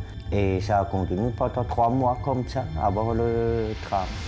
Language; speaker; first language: French; non-native, local second language; Swiss German